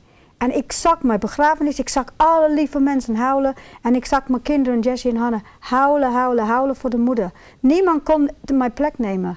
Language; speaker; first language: Dutch; non-native, fluent; English